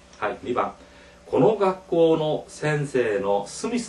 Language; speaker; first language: Japanese; non-native, fluent; Korean